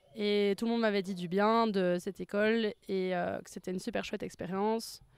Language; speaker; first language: French; native; French